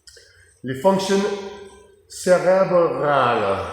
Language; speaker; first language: French; non-native, learner; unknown